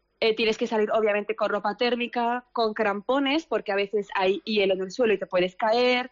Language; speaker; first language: Spanish; early bilingual, other home language; Arabic